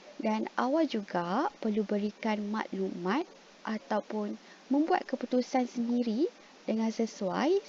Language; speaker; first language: Malay; native; Malay